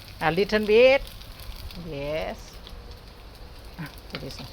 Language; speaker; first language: English; non-native, learner; Thai